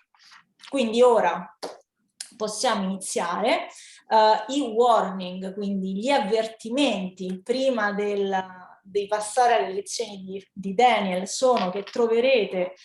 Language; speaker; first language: Italian; native; Italian